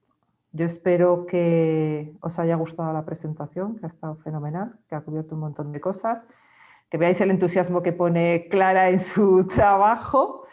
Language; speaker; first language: Spanish; native; Spanish